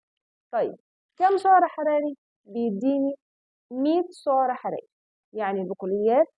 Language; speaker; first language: Arabic; native; Arabic